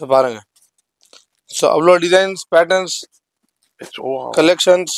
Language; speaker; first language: Tamil; non-native, local second language; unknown